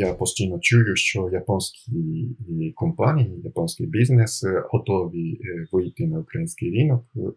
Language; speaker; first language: Ukrainian; non-native, fluent; Japanese